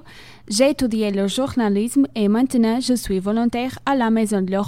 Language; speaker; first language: French; non-native, fluent; Portuguese